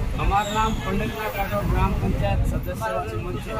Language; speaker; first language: Hindi; non-native, local second language; Lambadi